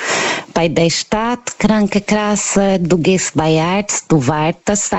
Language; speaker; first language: German; non-native, learner; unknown